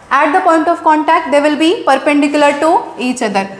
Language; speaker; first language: English; non-native, local second language; Marathi